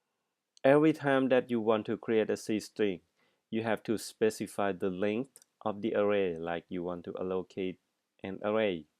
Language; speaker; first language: English; non-native, fluent; Thai